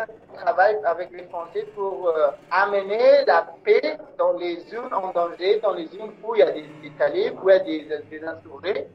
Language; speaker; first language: French; non-native, local second language; Persian